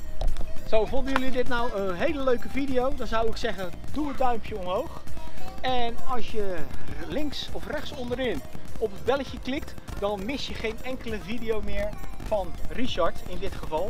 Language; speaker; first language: Dutch; native; Dutch